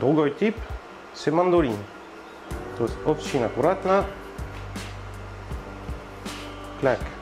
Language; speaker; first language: Russian; non-native, learner; French